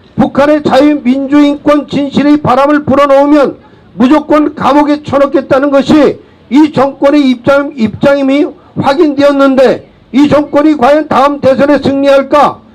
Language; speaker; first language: Korean; native; Korean